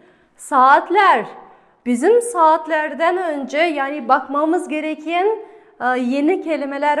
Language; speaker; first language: Turkish; non-native, fluent; Kazakh